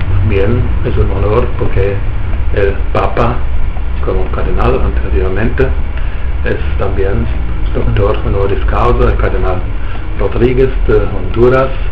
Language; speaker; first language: Spanish; non-native, fluent; German